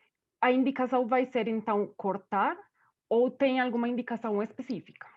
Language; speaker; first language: Portuguese; non-native, fluent; Spanish